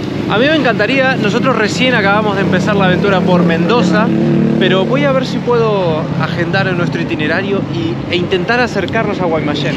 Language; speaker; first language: Spanish; native; Spanish